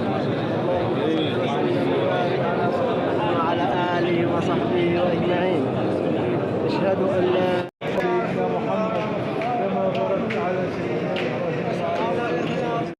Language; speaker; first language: Arabic; native; Arabic